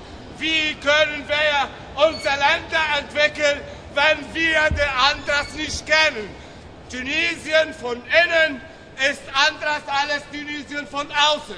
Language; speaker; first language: German; non-native, fluent; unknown